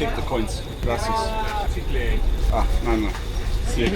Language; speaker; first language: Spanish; non-native, learner; English